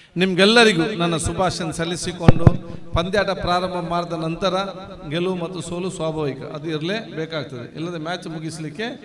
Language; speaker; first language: Kannada; non-native, local second language; Tulu